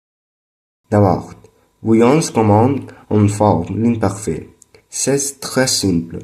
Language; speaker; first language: French; non-native, learner; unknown